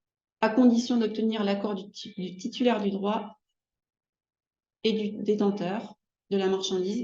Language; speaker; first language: French; native; French